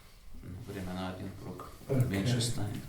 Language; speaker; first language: Russian; native; Russian